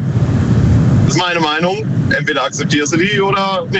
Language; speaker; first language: German; native; German